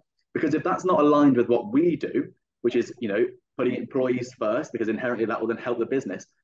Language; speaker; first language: English; native; English